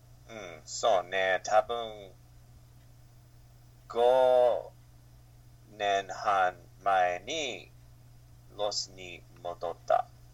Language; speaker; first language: Japanese; non-native, learner; English